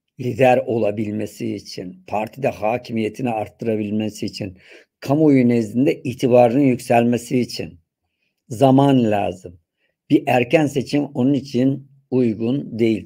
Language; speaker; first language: Turkish; native; Turkish